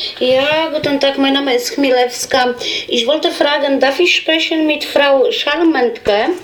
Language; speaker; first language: German; non-native, learner; Polish